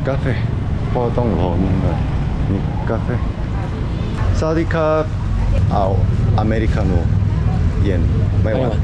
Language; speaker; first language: Thai; non-native, learner; Korean